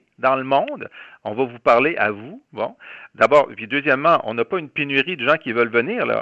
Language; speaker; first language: French; native; French